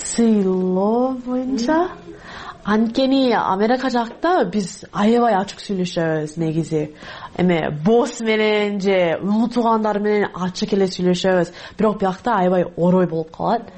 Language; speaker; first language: Kyrgyz; non-native, fluent; English